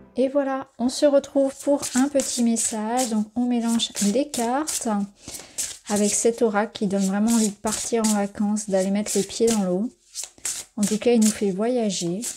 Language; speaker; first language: French; native; French